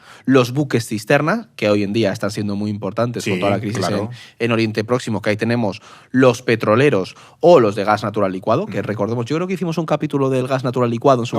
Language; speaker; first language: Spanish; native; Spanish